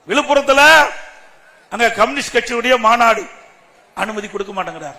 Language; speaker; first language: Tamil; native; Tamil